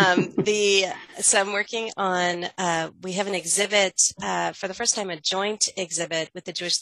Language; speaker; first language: English; native; English